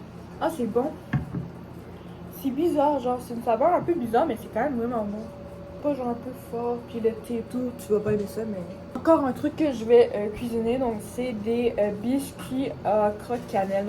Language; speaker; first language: French; native; French